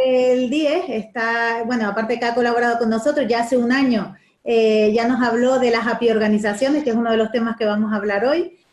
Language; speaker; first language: Spanish; native; Spanish